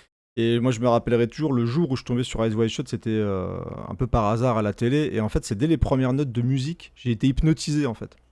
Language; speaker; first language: French; native; French